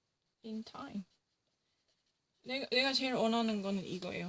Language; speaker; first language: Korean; early bilingual, heritage; English